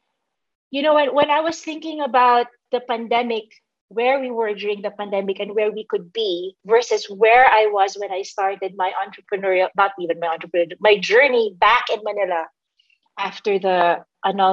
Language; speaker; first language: English; non-native, local second language; Filipino